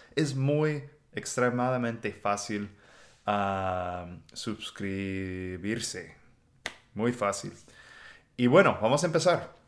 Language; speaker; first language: Spanish; non-native, fluent; English